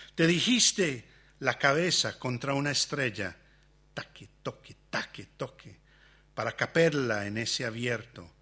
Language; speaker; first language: Spanish; early bilingual, heritage; Spanish